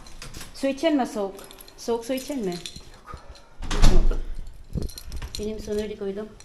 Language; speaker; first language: Turkish; non-native, learner; Filipino